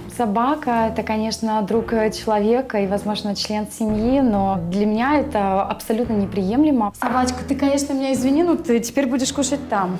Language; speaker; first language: Russian; native; Russian